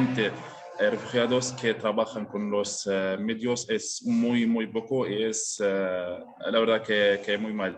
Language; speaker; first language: Spanish; non-native, learner; Arabic